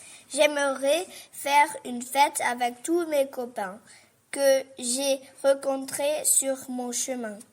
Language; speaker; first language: French; early bilingual, heritage; French